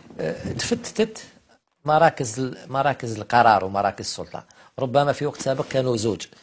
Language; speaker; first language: Arabic; native; Arabic